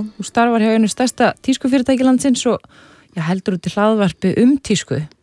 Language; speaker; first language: Icelandic; native; Icelandic